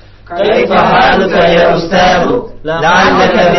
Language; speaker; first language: Arabic; non-native, learner; Indonesian